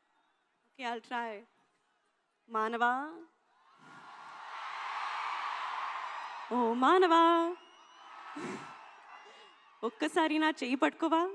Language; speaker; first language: Telugu; non-native, learner; Hindi